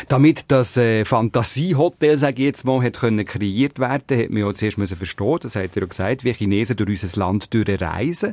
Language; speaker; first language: German; native; German